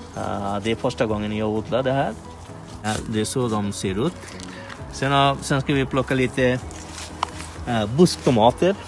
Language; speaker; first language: Swedish; non-native, fluent; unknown